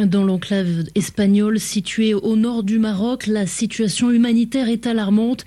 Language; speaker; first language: French; native; French